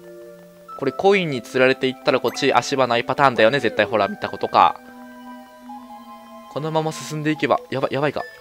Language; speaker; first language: Japanese; native; Japanese